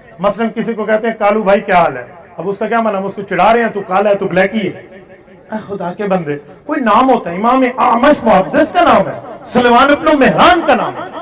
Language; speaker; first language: Urdu; non-native, local second language; Saraiki